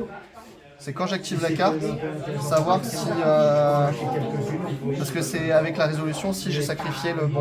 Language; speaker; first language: French; native; French